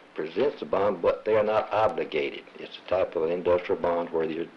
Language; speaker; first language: English; native; English